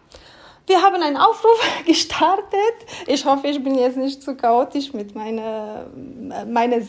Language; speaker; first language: German; non-native, fluent; Romanian